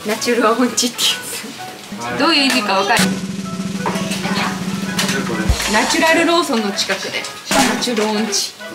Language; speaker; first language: Japanese; native; Japanese